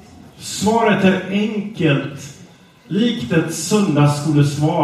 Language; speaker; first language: Swedish; non-native, fluent; English